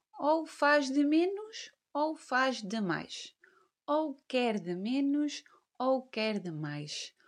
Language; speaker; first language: Portuguese; native; Portuguese